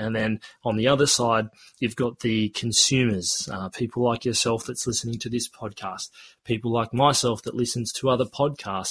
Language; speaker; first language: English; native; English